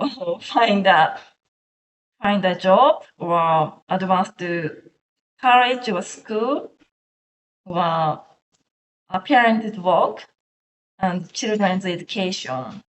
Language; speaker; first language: English; non-native, learner; Japanese